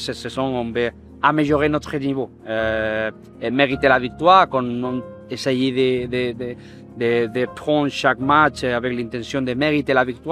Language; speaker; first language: French; non-native, fluent; Spanish